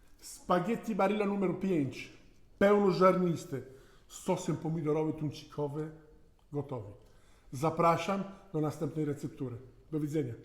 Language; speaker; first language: Polish; non-native, learner; Italian